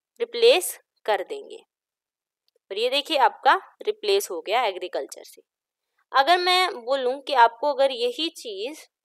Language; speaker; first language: Hindi; native; Hindi